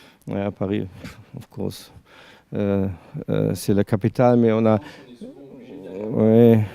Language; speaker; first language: French; non-native, learner; German